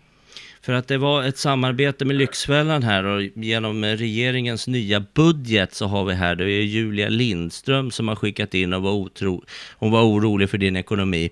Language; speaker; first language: Swedish; native; Swedish